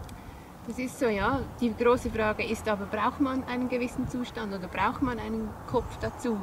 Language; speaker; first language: German; native; German